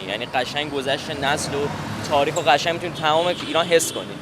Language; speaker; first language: Persian; native; Persian